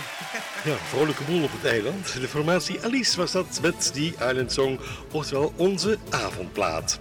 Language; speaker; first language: Dutch; native; Dutch